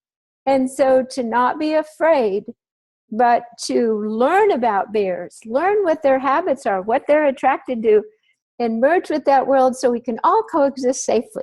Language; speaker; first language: English; native; English